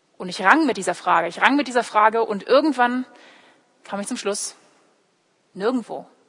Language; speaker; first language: German; early bilingual, other home language; English